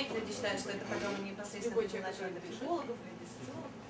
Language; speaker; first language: Russian; native; Russian